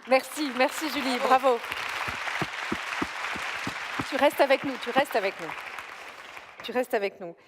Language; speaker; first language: French; native; French